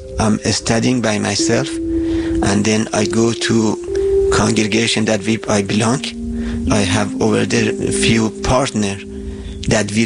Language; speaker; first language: English; non-native, fluent; Persian